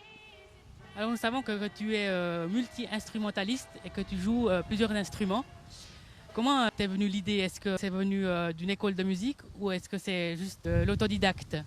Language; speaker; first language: French; native; French